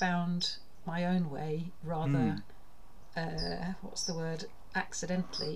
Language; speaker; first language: English; native; English